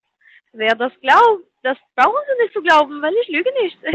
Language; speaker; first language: German; non-native, fluent; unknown